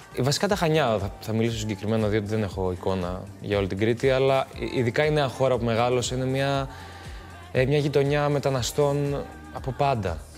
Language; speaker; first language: Greek; early bilingual, other home language; Albanian